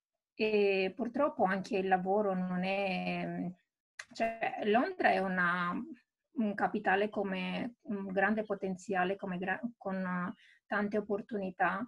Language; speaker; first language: Italian; non-native, fluent; Romanian